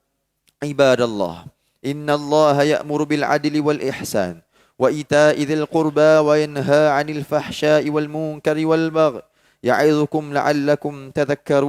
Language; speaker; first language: Malay; native; Malay